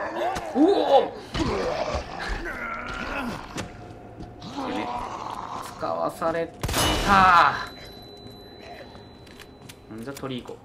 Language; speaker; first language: Japanese; native; Japanese